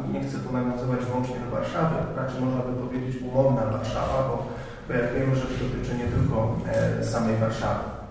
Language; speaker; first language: Polish; native; Polish